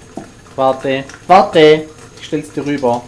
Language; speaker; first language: German; native; German